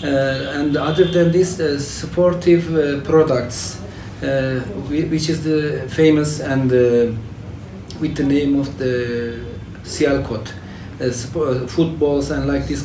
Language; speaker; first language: English; non-native, fluent; Turkish